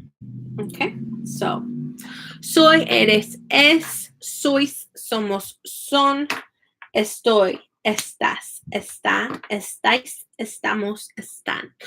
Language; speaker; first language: Spanish; non-native, fluent; English